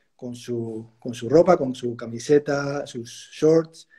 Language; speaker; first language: Spanish; native; Spanish